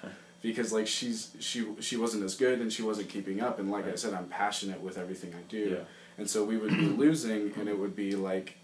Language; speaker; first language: English; native; English